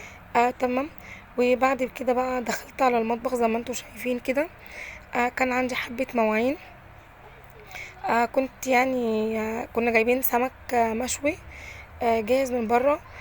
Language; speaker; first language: Arabic; native; Arabic